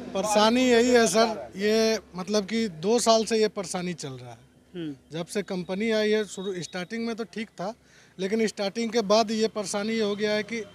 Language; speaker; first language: Hindi; native; Hindi